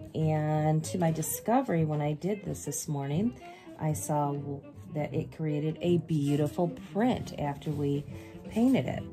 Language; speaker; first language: English; native; English